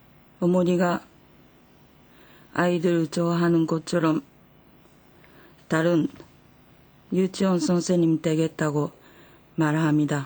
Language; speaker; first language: Korean; non-native, fluent; Japanese